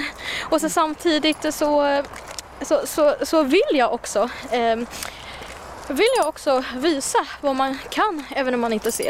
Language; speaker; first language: Swedish; non-native, fluent; Chinese